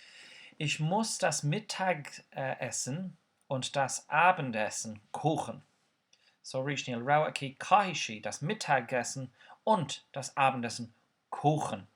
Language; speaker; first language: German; non-native, fluent; Irish